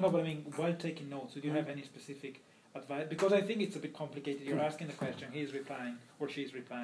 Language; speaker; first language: English; non-native, fluent; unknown